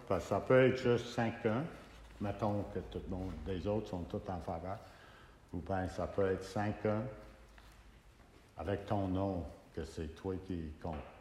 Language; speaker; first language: French; native; French